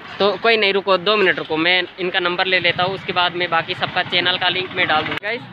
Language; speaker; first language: Hindi; non-native, local second language; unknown